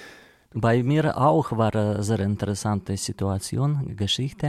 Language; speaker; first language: German; non-native, learner; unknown